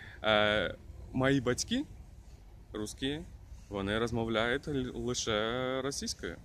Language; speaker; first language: Ukrainian; non-native, local second language; Russian